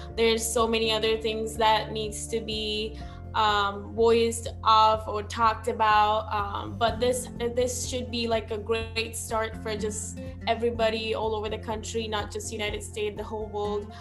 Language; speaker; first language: English; non-native, local second language; Sinhala